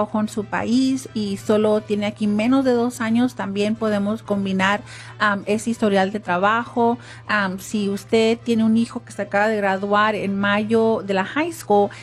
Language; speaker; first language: Spanish; early bilingual, heritage; Spanish